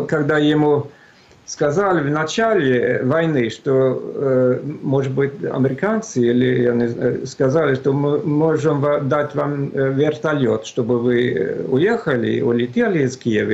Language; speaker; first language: Russian; non-native, fluent; Swedish